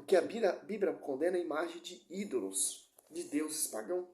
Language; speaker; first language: Portuguese; native; Portuguese